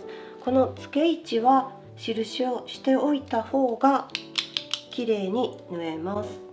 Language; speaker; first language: Japanese; native; Japanese